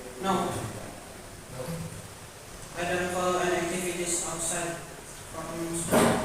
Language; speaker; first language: English; non-native, learner; Indonesian